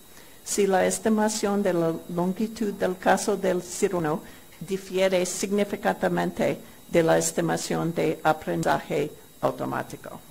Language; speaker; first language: Spanish; non-native, fluent; English